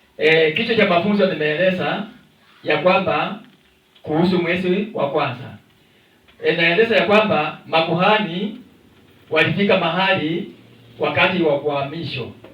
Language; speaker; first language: Swahili; non-native, local second language; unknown